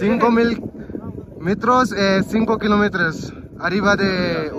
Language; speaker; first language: Spanish; non-native, learner; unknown